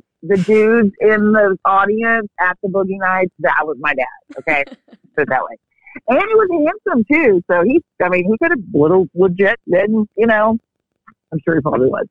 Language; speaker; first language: English; native; English